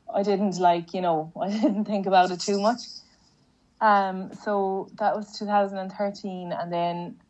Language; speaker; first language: English; native; English